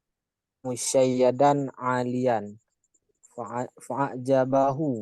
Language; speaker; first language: Arabic; non-native, learner; Indonesian